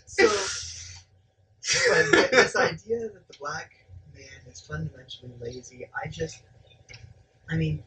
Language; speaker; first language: English; native; English